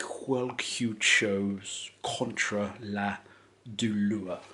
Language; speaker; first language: French; non-native, learner; English